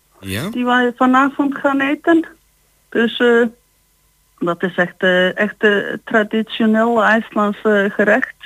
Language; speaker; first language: Dutch; non-native, fluent; Icelandic